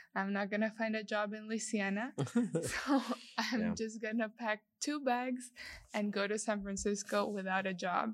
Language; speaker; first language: English; non-native, fluent; Spanish